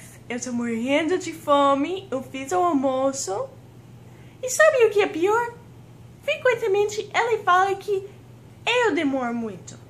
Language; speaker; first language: Portuguese; non-native, learner; English